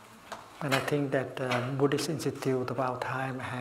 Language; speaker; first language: English; non-native, fluent; Vietnamese